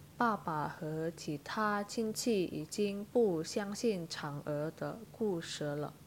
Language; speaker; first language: Chinese; non-native, fluent; Indonesian